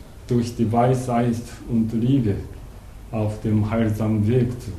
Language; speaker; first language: German; non-native, learner; Japanese